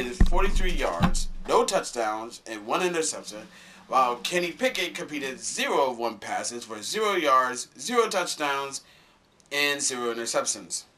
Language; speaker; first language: English; native; English